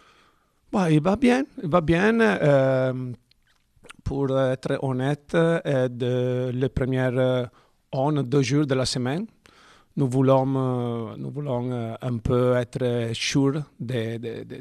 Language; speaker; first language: French; non-native, learner; Italian